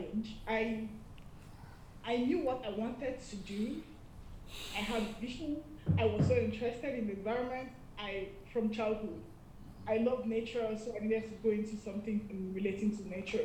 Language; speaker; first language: English; non-native, local second language; Igbo